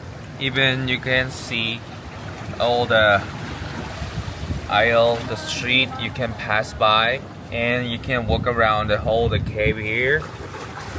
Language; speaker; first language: English; non-native, learner; Korean